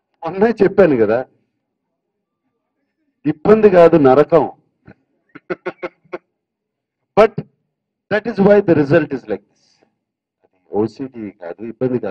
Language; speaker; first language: Telugu; native; Telugu